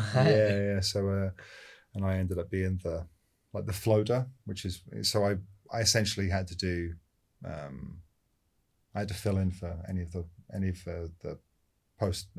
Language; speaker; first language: English; native; English